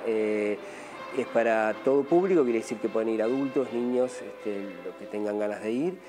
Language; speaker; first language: Spanish; native; Spanish